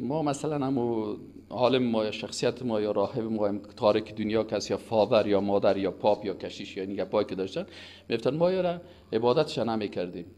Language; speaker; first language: Persian; native; Persian